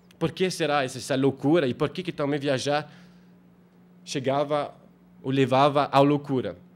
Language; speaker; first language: Portuguese; non-native, fluent; French